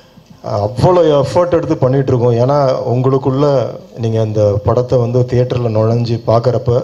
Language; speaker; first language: Tamil; native; Tamil